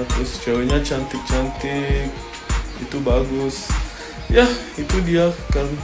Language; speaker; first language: Indonesian; non-native, fluent; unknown